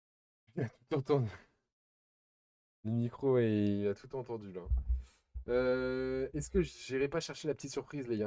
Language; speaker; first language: French; native; French